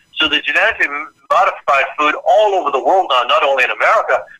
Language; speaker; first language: English; native; English